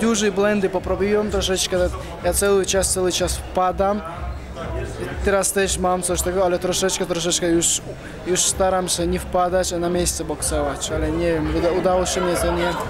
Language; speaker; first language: Polish; non-native, fluent; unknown